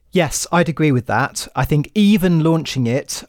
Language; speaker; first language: English; native; English